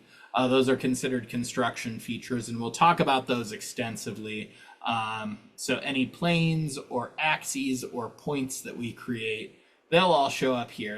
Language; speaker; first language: English; native; English